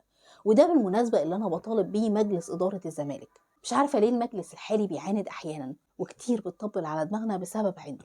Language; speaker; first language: Arabic; native; Arabic